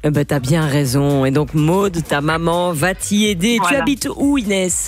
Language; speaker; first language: French; native; French